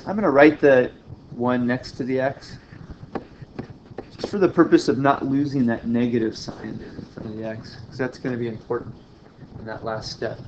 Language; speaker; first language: English; native; English